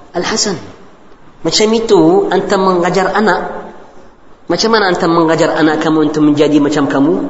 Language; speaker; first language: Indonesian; non-native, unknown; Arabic